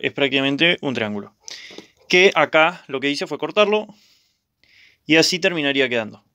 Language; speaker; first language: Spanish; native; Spanish